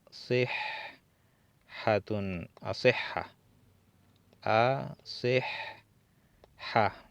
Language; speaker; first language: Arabic; non-native, fluent; Spanish